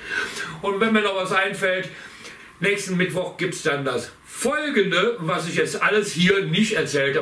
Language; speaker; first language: German; native; German